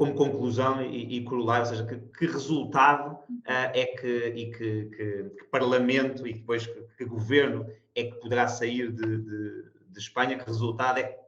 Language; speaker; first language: Portuguese; native; Portuguese